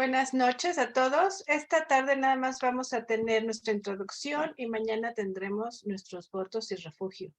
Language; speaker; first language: Spanish; native; Spanish